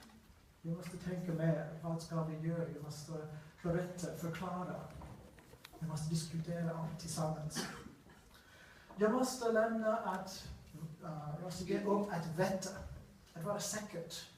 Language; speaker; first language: Swedish; non-native, learner; English